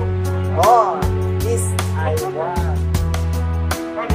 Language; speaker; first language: English; non-native, learner; Filipino